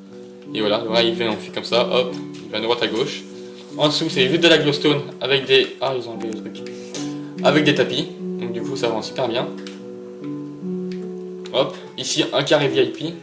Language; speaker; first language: French; native; French